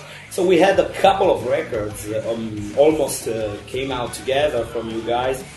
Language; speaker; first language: English; non-native, fluent; Italian